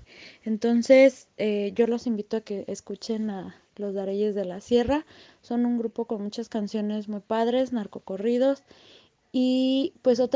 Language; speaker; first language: Spanish; native; Spanish